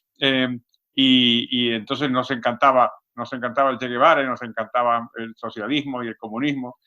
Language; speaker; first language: Spanish; native; Spanish